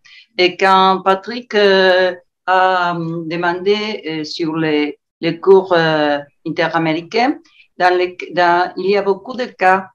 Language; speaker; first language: French; non-native, learner; Spanish